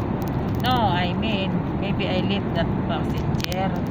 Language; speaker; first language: English; non-native, local second language; Filipino